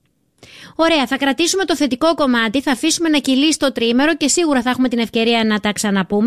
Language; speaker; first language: Greek; native; Greek